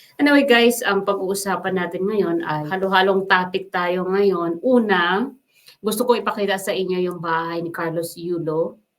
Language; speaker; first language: Filipino; non-native, local second language; Waray